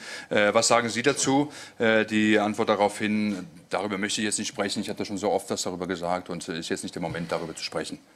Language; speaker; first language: German; native; German